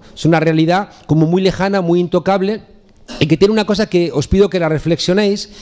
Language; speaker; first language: Spanish; native; Spanish